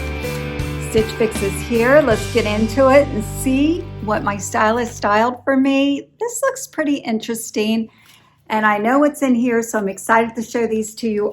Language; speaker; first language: English; native; English